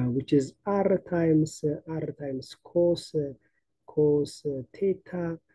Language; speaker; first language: English; non-native, local second language; Amharic